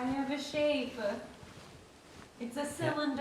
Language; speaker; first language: English; native; English